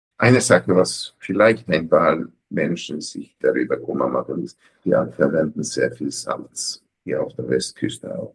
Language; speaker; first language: German; early bilingual, heritage; German